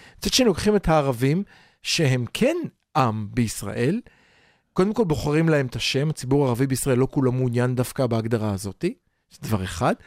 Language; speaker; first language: Hebrew; native; Hebrew